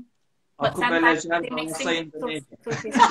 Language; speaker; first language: English; non-native, learner; Indonesian